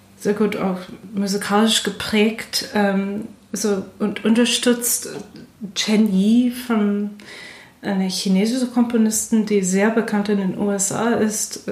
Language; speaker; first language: German; non-native, fluent; English